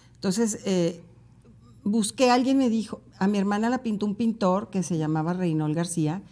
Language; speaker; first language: Spanish; native; Spanish